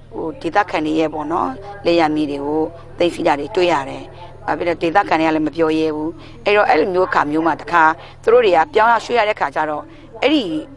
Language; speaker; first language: Burmese; non-native, local second language; Karen languages